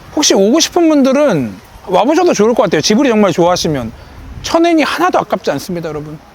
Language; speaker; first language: Korean; native; Korean